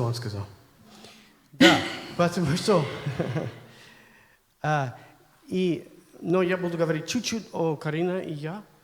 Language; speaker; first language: Russian; non-native, learner; English